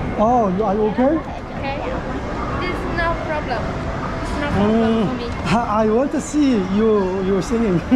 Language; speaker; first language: English; non-native, learner; Korean